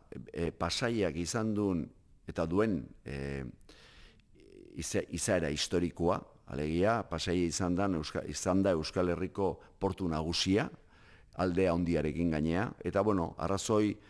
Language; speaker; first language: Basque; native; Basque